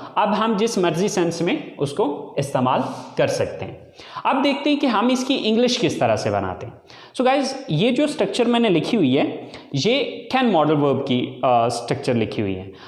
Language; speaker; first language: Urdu; native; Urdu